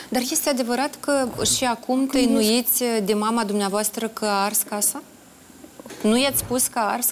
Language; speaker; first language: Romanian; native; Romanian